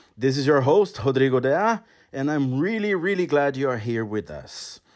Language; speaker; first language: English; non-native, fluent; Portuguese